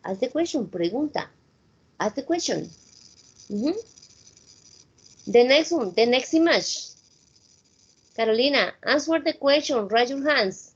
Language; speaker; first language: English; non-native, fluent; Spanish